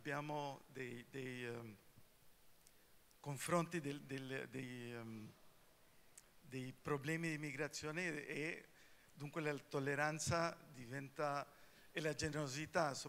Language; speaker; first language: Italian; non-native, fluent; Spanish